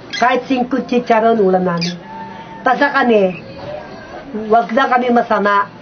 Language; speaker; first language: Filipino; native; Filipino